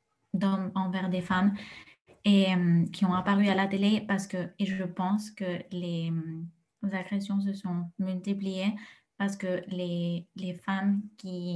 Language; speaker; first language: French; non-native, fluent; Spanish